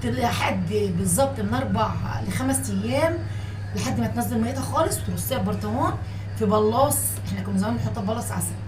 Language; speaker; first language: Arabic; native; Arabic